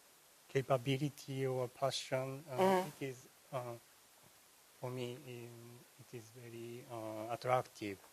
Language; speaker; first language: English; non-native, learner; Japanese